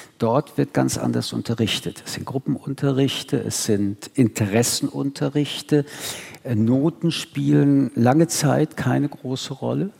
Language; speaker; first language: German; early bilingual, other home language; French